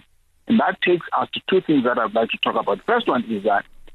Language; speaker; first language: English; non-native, local second language; Xhosa